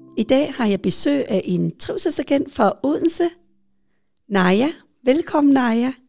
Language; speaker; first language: Danish; early bilingual, other home language; Vietnamese